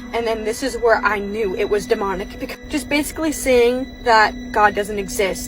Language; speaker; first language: English; native; English